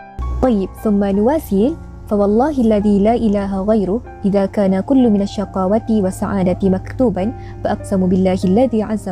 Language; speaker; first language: Arabic; non-native, learner; Malay